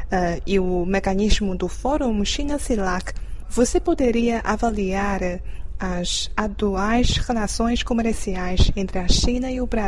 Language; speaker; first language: Portuguese; non-native, fluent; Chinese